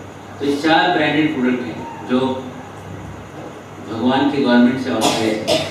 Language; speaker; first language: Hindi; native; Hindi